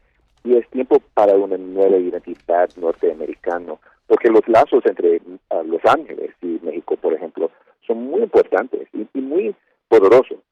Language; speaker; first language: Spanish; early bilingual, heritage; Spanish